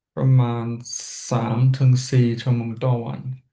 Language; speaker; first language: Thai; non-native, learner; English